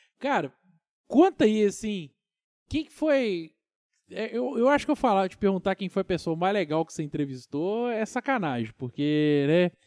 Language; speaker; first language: Portuguese; native; Portuguese